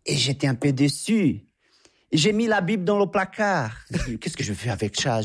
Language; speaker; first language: French; non-native, fluent; Portuguese